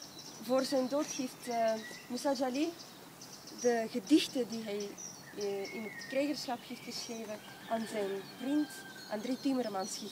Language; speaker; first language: Dutch; non-native, learner; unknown